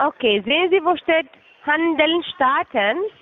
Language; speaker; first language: German; non-native, fluent; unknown